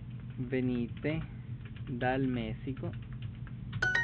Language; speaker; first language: Italian; non-native, learner; Spanish